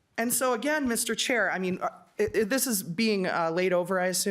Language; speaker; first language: English; native; English